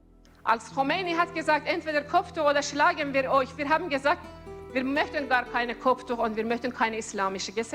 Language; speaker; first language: German; non-native, fluent; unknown